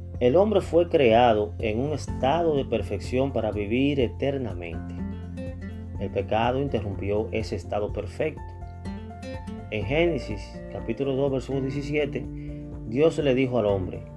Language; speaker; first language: Spanish; native; Spanish